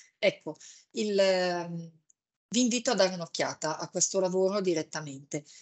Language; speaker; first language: Italian; native; Italian